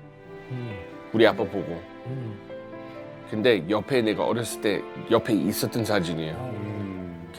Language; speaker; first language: Korean; non-native, fluent; English